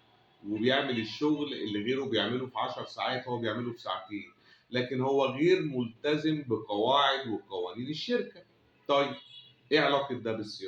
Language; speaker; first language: Arabic; native; Arabic